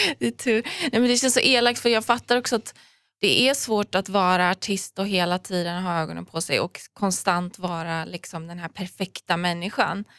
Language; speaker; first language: Swedish; early bilingual, other home language; Persian